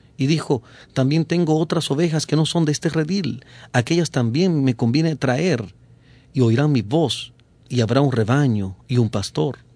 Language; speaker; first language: Spanish; native; Spanish